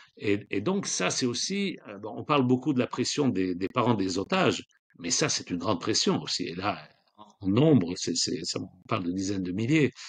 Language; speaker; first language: French; non-native, local second language; Arabic